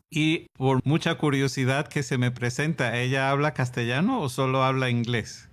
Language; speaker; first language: Spanish; non-native, fluent; English